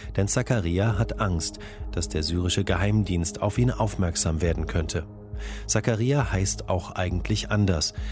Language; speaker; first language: German; native; German